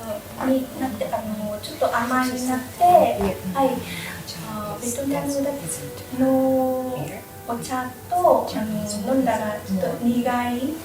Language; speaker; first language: Japanese; non-native, learner; Vietnamese